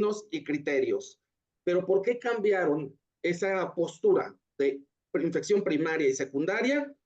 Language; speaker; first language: Spanish; native; Spanish